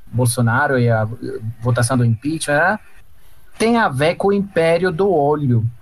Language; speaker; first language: Portuguese; non-native, fluent; Italian